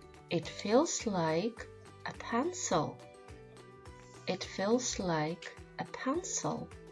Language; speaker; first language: English; non-native, fluent; Ukrainian